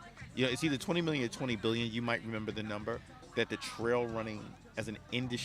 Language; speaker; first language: English; native; English